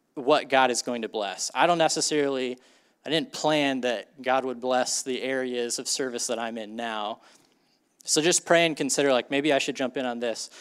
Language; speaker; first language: English; native; English